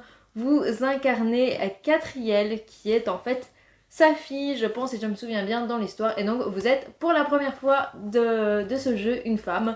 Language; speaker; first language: French; native; French